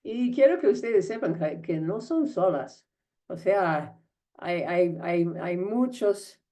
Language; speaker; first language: Spanish; non-native, fluent; English